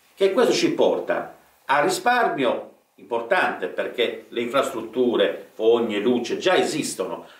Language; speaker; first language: Italian; native; Italian